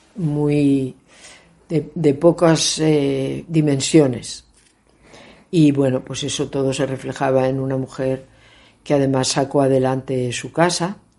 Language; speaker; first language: Spanish; native; Spanish